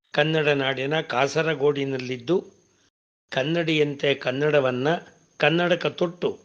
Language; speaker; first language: Kannada; non-native, local second language; Tamil